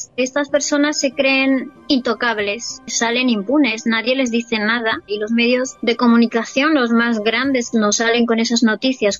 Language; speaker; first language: Spanish; native; Spanish